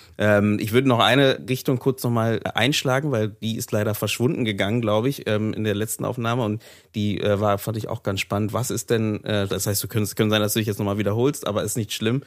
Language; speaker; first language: German; native; German